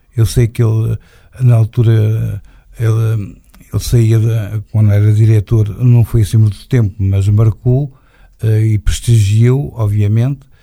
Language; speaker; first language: Portuguese; native; Portuguese